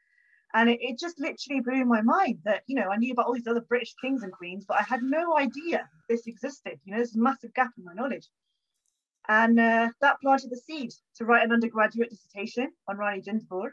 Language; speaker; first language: English; native; English